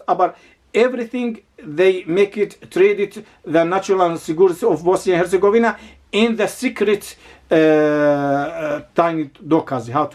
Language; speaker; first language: English; non-native, learner; Arabic